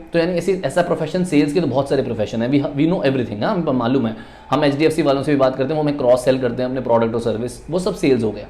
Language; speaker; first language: Hindi; native; Hindi